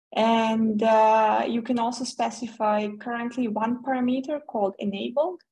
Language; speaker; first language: English; non-native, fluent; Serbian